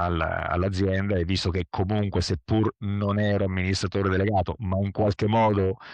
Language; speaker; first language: Italian; native; Italian